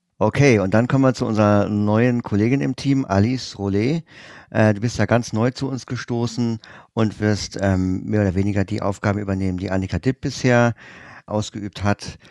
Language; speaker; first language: German; native; German